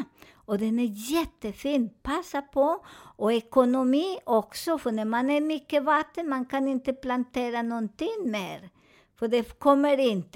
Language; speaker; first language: Swedish; non-native, fluent; Spanish